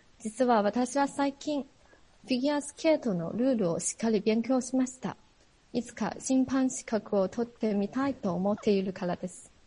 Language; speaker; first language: Japanese; non-native, fluent; Chinese